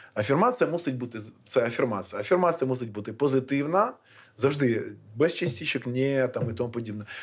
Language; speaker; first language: Ukrainian; non-native, local second language; Russian